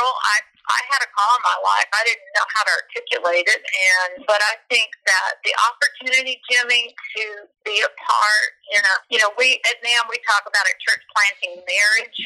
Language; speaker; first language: English; native; English